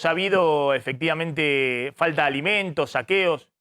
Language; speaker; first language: Spanish; native; Spanish